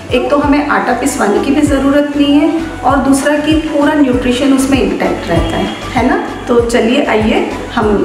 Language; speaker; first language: Hindi; native; Hindi